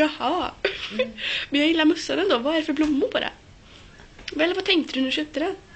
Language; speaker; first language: Swedish; native; Swedish